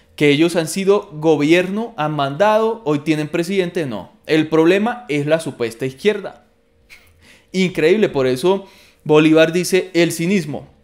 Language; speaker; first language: Spanish; native; Spanish